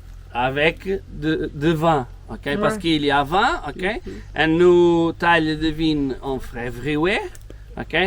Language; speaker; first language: French; non-native, learner; Portuguese